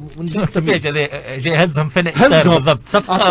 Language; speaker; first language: Arabic; native; Arabic